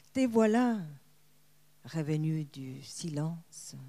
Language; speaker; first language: French; non-native, fluent; Spanish